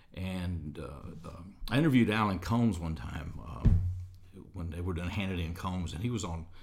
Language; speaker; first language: English; native; English